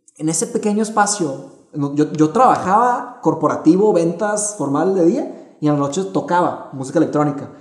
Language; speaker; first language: Spanish; early bilingual, other home language; Portuguese